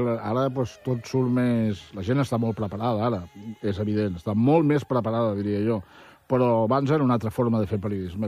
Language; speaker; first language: Catalan; native; Catalan